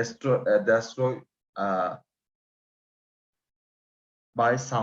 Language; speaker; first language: English; non-native, learner; Turkish